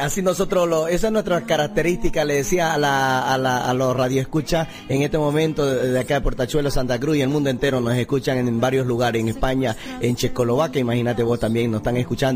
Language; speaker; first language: Spanish; native; Spanish